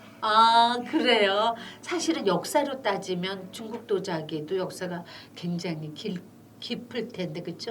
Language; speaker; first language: Korean; native; Korean